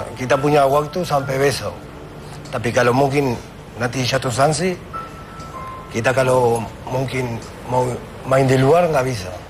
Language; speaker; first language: Indonesian; non-native, fluent; Spanish